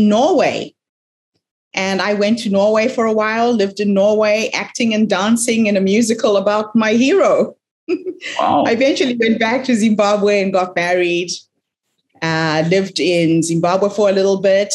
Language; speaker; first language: English; non-native, local second language; Shona